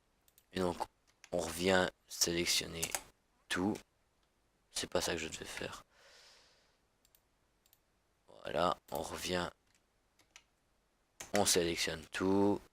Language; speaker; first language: French; native; French